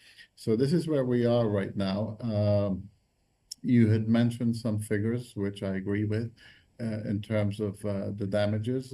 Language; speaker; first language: English; non-native, fluent; Arabic